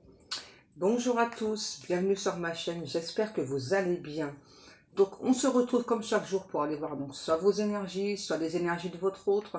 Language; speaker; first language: French; native; French